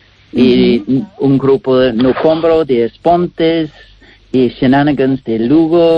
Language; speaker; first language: Spanish; non-native, learner; English